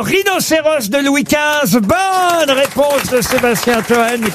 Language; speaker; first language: French; native; French